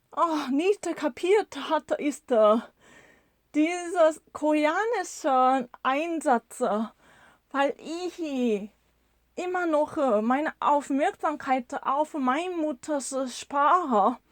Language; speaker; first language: German; non-native, learner; Korean